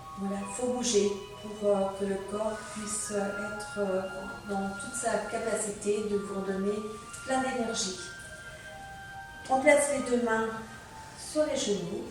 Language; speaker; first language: French; native; French